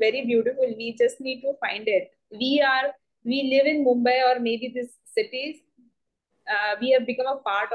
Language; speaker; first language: English; non-native, local second language; Marathi